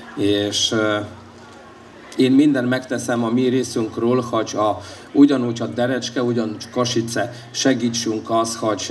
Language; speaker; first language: Hungarian; non-native, fluent; Polish